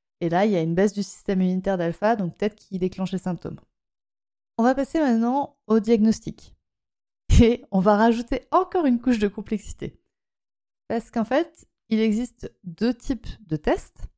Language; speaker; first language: French; native; French